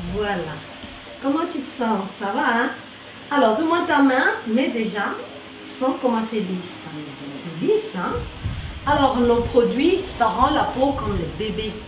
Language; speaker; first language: French; non-native, local second language; Lingala